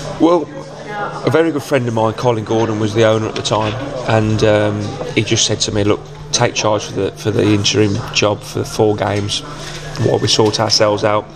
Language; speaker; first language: English; native; English